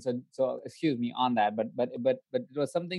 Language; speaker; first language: English; non-native, local second language; Hindi